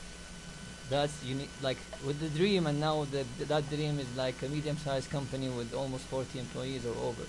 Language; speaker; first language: English; non-native, fluent; Arabic